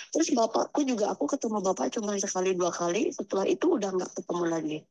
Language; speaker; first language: Indonesian; native; Indonesian